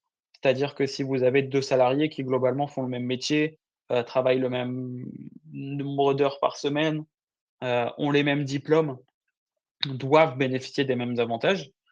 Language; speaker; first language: French; native; French